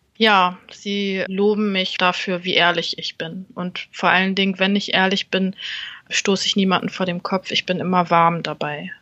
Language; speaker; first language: German; early bilingual, other home language; Vietnamese